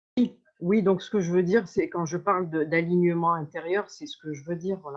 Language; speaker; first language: French; native; French